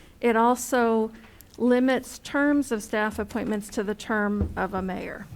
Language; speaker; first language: English; native; English